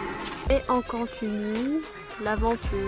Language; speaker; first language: French; non-native, local second language; Arabic